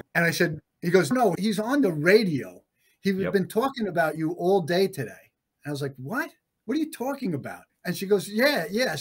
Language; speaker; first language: English; native; English